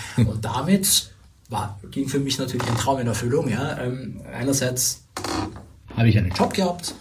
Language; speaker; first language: German; native; German